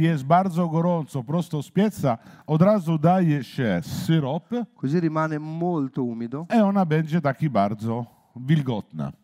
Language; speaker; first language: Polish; non-native, learner; Italian